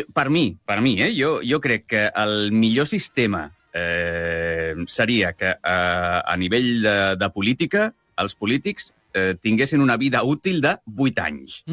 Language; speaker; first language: Catalan; native; Catalan